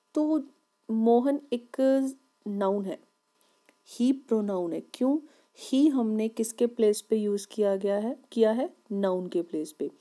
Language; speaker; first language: Hindi; native; Hindi